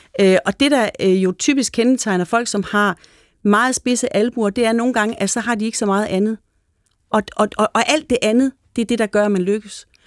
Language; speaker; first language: Danish; native; Danish